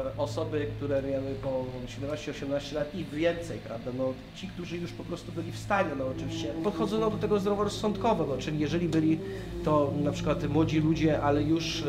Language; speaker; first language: Polish; native; Polish